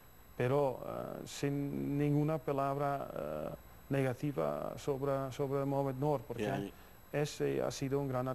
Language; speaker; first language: Spanish; non-native, fluent; Dutch